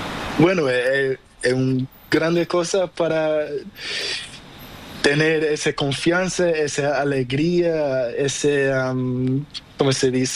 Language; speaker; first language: Spanish; non-native, learner; Portuguese